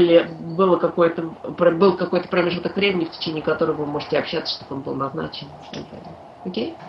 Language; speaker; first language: Russian; native; Russian